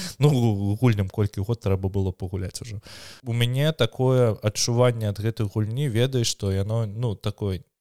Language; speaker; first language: Belarusian; non-native, local second language; Russian